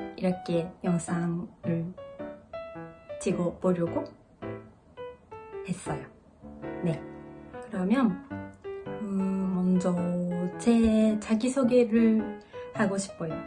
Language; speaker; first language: Korean; non-native, learner; Japanese